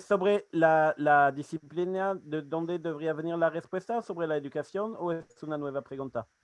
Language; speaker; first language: Spanish; non-native, fluent; French